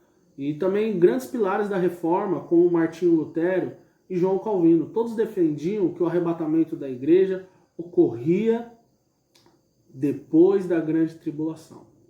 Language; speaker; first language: Portuguese; native; Portuguese